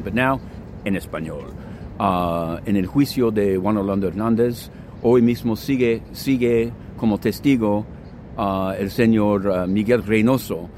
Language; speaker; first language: Spanish; non-native, fluent; English